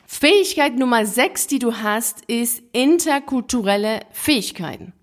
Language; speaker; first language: German; native; German